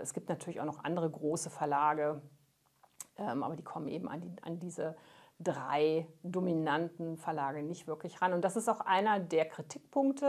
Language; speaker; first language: German; native; German